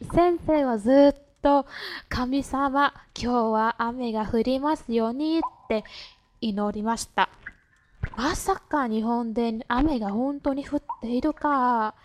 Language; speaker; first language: Japanese; non-native, fluent; Vietnamese